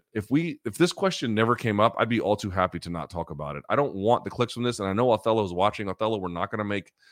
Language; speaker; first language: English; native; English